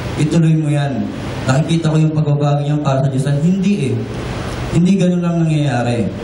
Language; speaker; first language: Filipino; native; Filipino